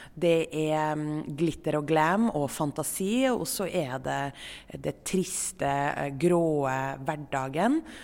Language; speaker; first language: Norwegian; native; Norwegian